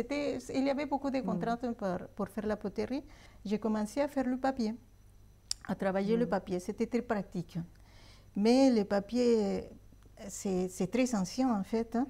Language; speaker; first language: French; non-native, fluent; Spanish